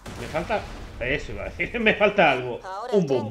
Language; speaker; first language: Spanish; native; Spanish